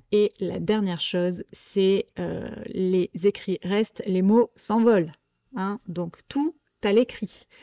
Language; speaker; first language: French; native; French